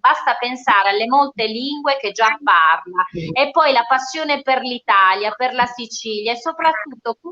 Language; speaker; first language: Italian; native; Italian